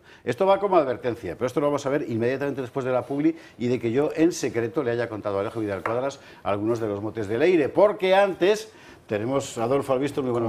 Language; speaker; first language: Spanish; native; Spanish